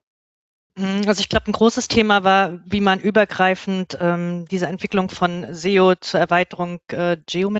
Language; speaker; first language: German; native; German